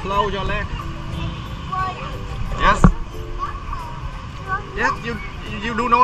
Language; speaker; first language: English; non-native, learner; Vietnamese